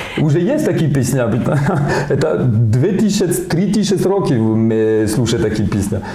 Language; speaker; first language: Ukrainian; non-native, learner; French